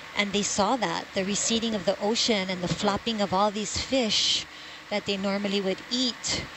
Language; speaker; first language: English; native; English